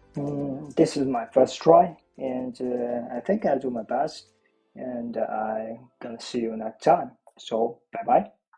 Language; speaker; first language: English; non-native, learner; Chinese